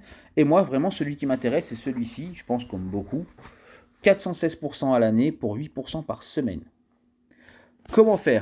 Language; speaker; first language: French; native; French